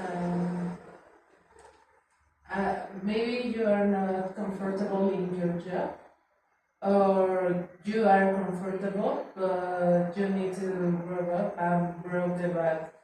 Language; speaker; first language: English; non-native, learner; Spanish